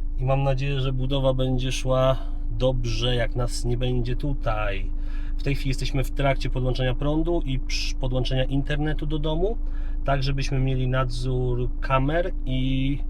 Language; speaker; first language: Polish; native; Polish